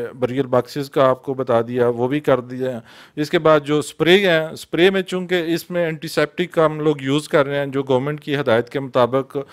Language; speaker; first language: Urdu; non-native, local second language; Punjabi